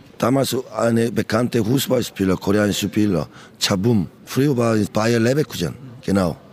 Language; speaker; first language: German; non-native, learner; Korean